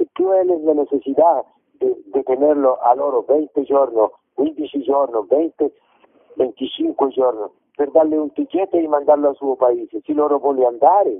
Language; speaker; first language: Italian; non-native, learner; Spanish